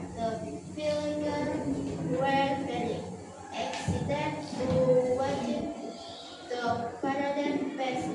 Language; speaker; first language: English; non-native, learner; Indonesian